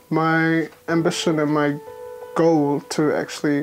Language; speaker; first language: English; native; English